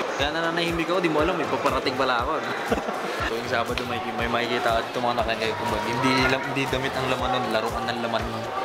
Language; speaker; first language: Filipino; native; Filipino